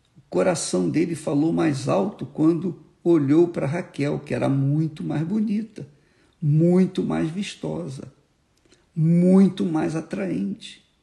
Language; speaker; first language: Portuguese; native; Portuguese